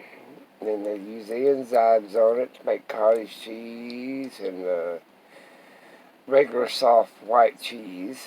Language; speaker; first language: English; native; English